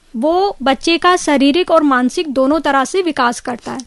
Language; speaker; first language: Hindi; native; Hindi